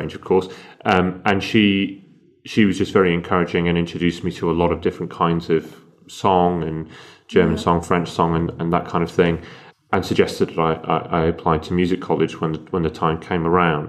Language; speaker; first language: English; native; English